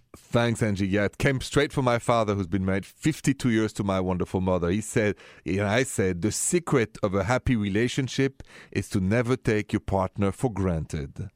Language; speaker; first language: English; non-native, fluent; French